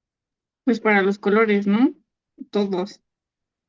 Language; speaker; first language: Spanish; native; Spanish